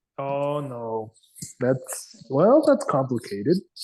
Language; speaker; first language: English; non-native, fluent; Spanish